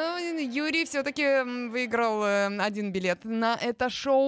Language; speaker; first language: Russian; native; Russian